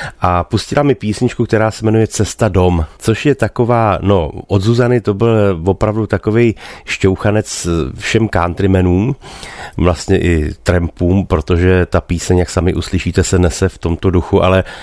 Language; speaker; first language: Czech; native; Czech